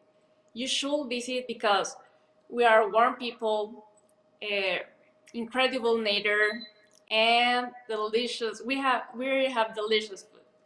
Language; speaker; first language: English; non-native, fluent; Spanish